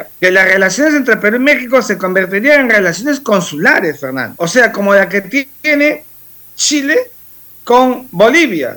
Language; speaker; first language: Spanish; native; Spanish